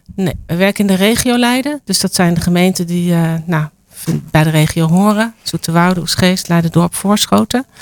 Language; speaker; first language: Dutch; native; Dutch